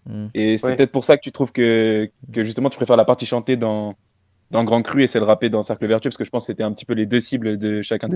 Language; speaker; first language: French; native; French